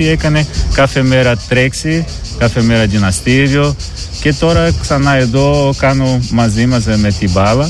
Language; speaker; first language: Greek; non-native, learner; Portuguese